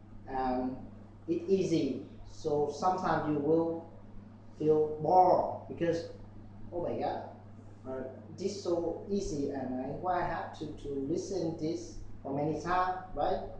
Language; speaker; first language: English; non-native, learner; Vietnamese